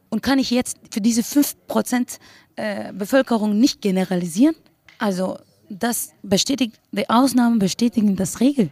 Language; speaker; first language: German; non-native, fluent; Kurdish